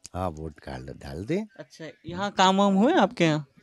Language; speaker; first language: Hindi; native; Hindi